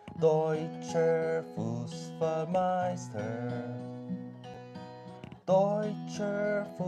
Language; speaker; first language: German; non-native, learner; English